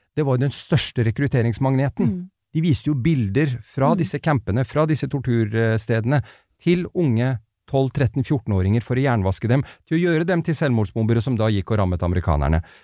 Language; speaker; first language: Norwegian; early bilingual, other home language; Persian